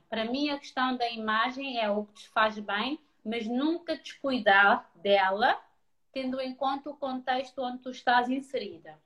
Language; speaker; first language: Portuguese; non-native, local second language; Kabuverdianu